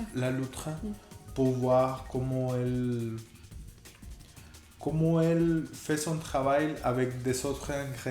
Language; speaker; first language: French; non-native, fluent; Spanish